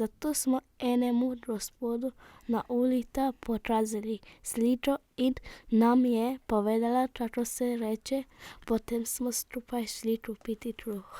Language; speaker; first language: Slovenian; early bilingual, other home language; Arabic